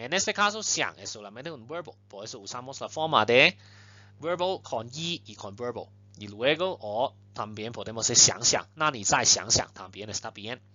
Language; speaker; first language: Spanish; non-native, fluent; Chinese